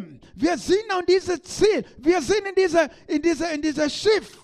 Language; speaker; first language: German; non-native, learner; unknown